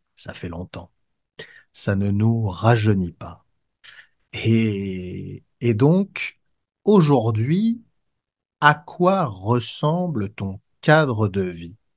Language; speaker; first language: French; native; French